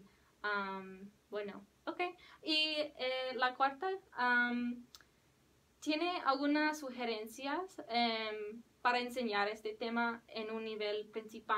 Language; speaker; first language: Spanish; non-native, learner; English